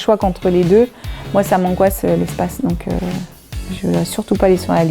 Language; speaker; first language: French; native; French